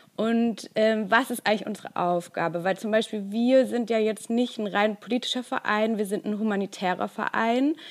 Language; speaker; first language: German; native; German